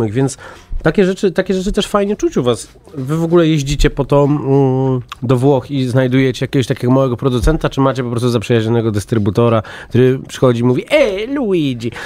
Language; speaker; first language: Polish; native; Polish